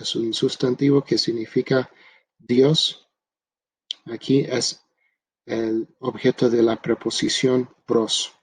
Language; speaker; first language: Spanish; non-native, fluent; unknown